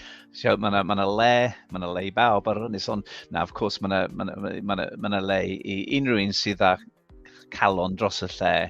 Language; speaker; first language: Welsh; non-native, fluent; English